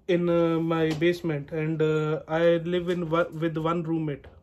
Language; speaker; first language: English; non-native, learner; Punjabi